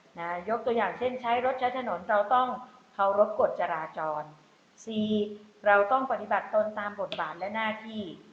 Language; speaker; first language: Thai; native; Thai